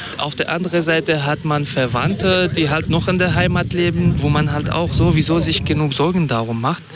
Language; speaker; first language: German; non-native, fluent; Kurdish